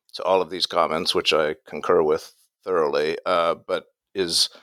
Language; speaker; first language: English; native; English